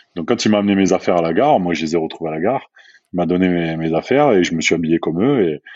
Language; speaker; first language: French; native; French